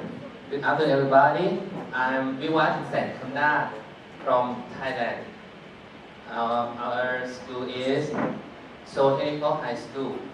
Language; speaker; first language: English; non-native, fluent; Thai